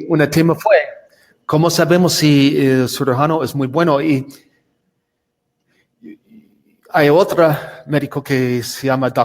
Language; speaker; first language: Spanish; non-native, learner; English